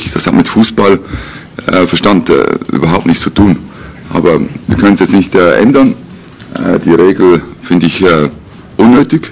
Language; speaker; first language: German; native; German